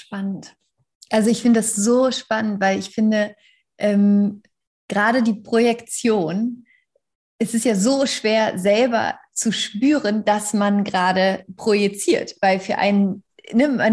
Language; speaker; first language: German; native; German